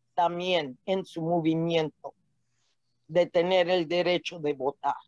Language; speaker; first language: Spanish; early bilingual, heritage; Spanish